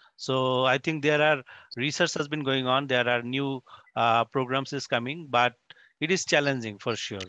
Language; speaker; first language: English; non-native, local second language; Bangla